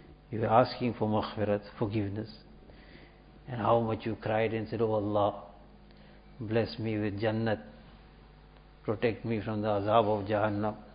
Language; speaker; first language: English; native; English